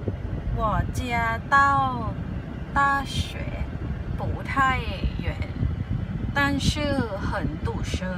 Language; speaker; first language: Chinese; non-native, learner; Thai